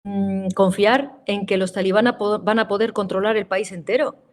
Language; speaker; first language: Spanish; native; Spanish